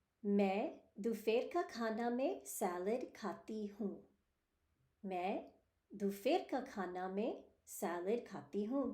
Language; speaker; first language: Hindi; early bilingual, heritage; Hindi